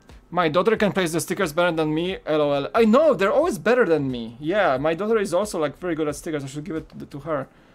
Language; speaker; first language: English; non-native, fluent; Polish